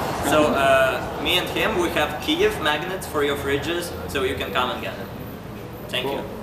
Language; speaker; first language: English; non-native, fluent; Ukrainian